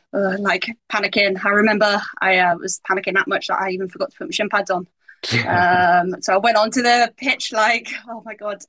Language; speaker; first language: English; native; English